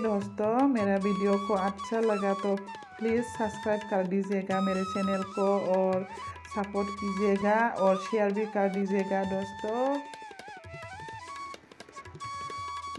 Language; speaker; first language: Hindi; non-native, learner; Bodo